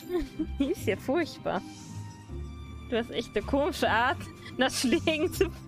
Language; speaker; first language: German; native; German